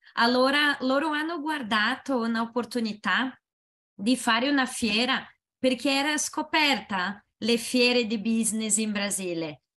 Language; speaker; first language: Italian; non-native, learner; Portuguese